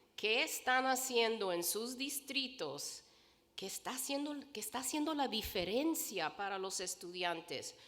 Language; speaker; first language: Spanish; early bilingual, heritage; Spanish